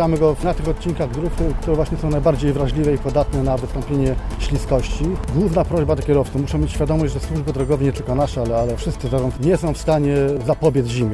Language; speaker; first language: Polish; native; Polish